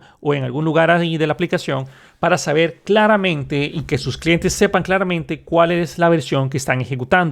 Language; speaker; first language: Spanish; native; Spanish